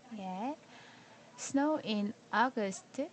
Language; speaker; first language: English; non-native, learner; Korean